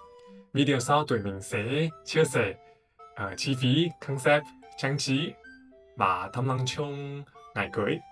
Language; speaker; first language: Vietnamese; non-native, fluent; Chinese